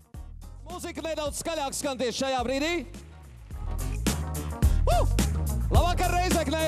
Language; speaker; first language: Latvian; native; Latvian